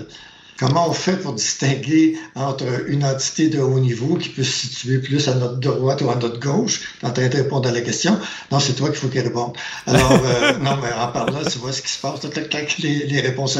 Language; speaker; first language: French; native; French